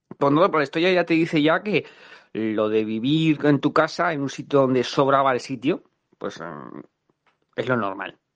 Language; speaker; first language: Spanish; native; Spanish